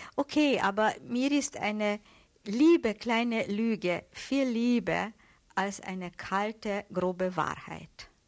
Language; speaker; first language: German; non-native, fluent; Hungarian